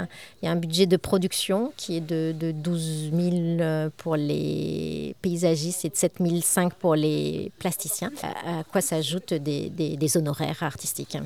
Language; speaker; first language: French; native; French